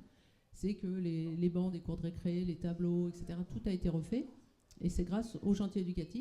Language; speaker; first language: French; native; French